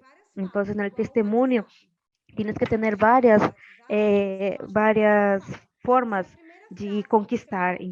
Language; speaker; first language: Spanish; non-native, learner; Portuguese